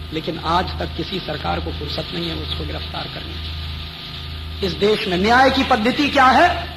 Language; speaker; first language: Hindi; native; Hindi